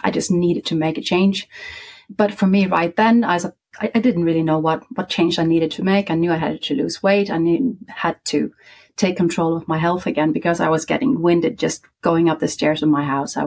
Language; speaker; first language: English; non-native, fluent; Icelandic